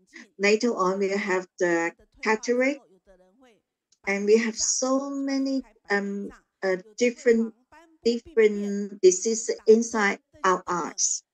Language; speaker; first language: English; non-native, learner; Chinese